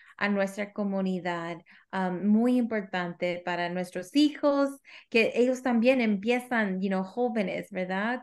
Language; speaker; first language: Spanish; early bilingual, heritage; Spanish